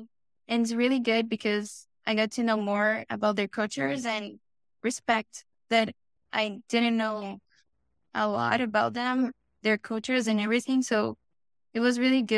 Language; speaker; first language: English; non-native, fluent; Portuguese